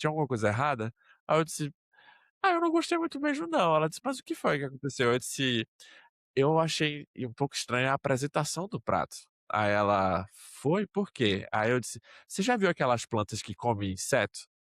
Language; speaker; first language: Portuguese; native; Portuguese